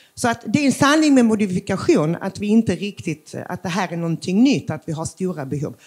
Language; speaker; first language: Swedish; early bilingual, other home language; Macedonian